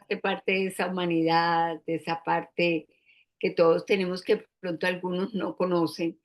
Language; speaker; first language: Spanish; native; Spanish